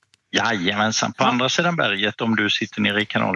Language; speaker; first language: Swedish; native; Swedish